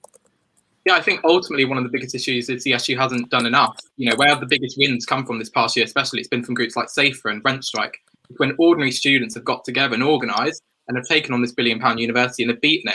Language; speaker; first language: English; native; English